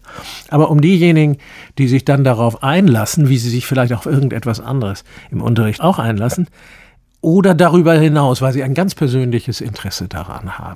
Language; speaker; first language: German; native; German